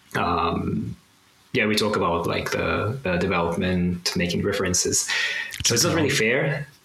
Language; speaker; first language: English; non-native, fluent; Japanese